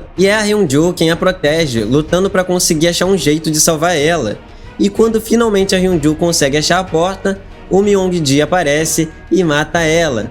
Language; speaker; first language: Portuguese; native; Portuguese